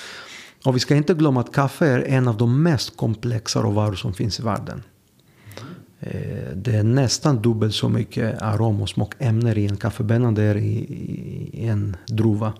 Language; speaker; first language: Swedish; non-native, fluent; Greek